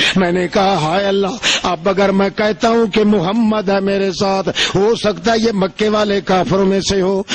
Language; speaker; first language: Urdu; non-native, local second language; Saraiki